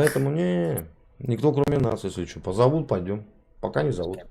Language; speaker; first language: Russian; native; Russian